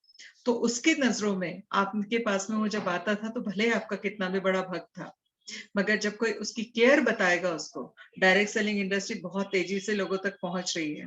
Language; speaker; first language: Hindi; native; Hindi